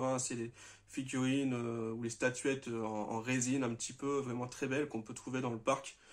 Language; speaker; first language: French; native; French